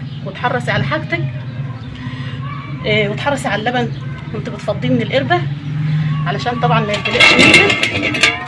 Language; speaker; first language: Arabic; native; Arabic